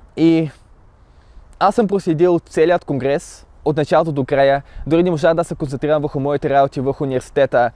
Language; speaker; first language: Bulgarian; early bilingual, other home language; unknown